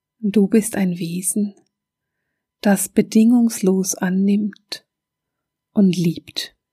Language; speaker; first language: German; native; German